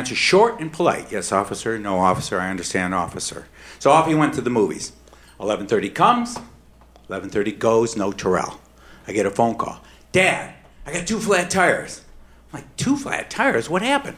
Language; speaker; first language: English; native; English